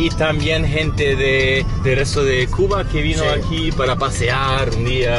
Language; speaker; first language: Spanish; non-native, fluent; Dutch